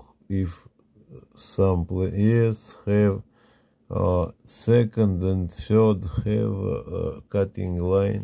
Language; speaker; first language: English; non-native, learner; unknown